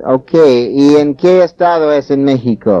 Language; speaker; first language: Spanish; non-native, fluent; English